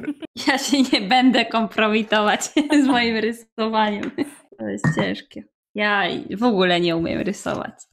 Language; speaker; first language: Slovak; non-native, learner; Polish